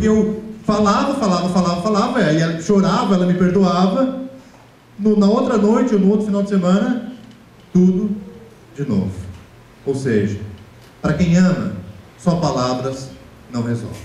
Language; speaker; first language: Portuguese; native; Portuguese